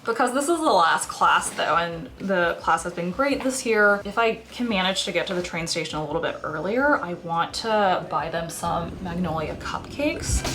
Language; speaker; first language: English; early bilingual, other home language; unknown